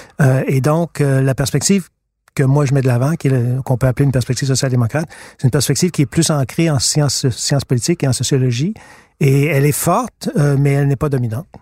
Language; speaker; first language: French; native; French